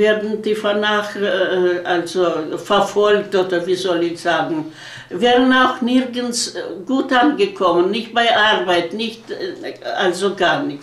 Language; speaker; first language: German; early bilingual, heritage; German